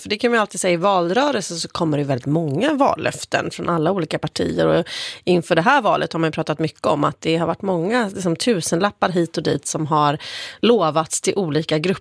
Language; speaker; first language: Swedish; native; Swedish